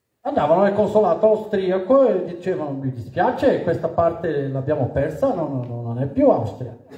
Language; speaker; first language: Italian; non-native, fluent; Portuguese